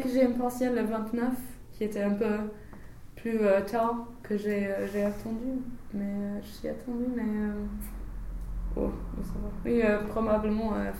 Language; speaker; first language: French; non-native, learner; English